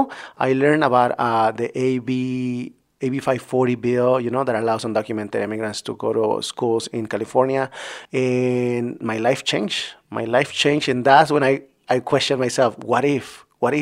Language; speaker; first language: English; non-native, fluent; Spanish